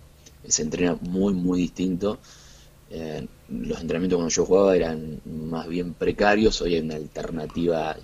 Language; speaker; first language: Spanish; native; Spanish